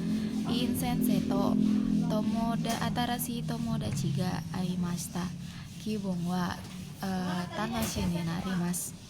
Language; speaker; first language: Japanese; non-native, learner; Indonesian